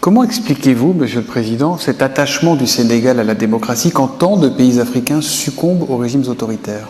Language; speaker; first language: French; native; French